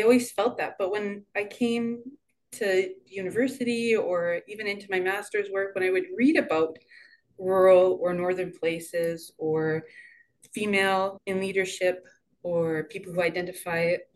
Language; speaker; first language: English; native; English